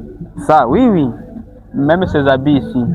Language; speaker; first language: French; non-native, local second language; Rundi